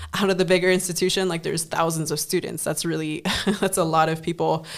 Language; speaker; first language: English; non-native, fluent; German